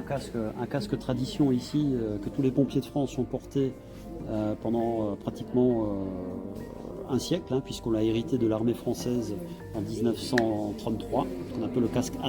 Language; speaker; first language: French; native; French